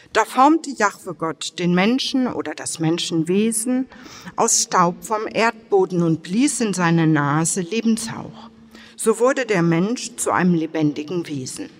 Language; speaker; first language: German; native; German